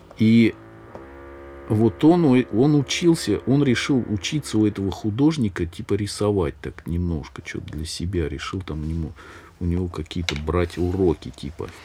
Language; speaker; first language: Russian; native; Russian